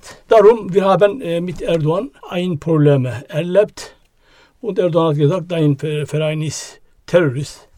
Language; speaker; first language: German; non-native, learner; Turkish